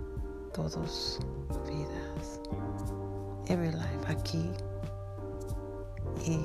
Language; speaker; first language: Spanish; non-native, learner; English